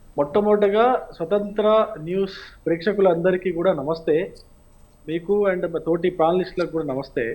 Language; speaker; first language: Telugu; native; Telugu